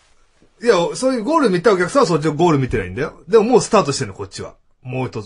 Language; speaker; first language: Japanese; native; Japanese